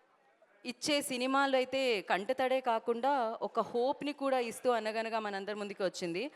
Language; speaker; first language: Telugu; native; Telugu